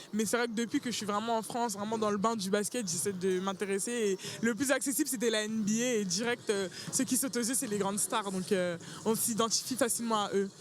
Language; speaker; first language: French; early bilingual, other home language; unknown